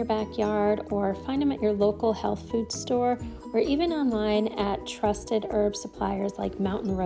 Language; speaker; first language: English; native; English